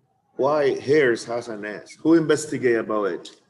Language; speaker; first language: English; non-native, fluent; Spanish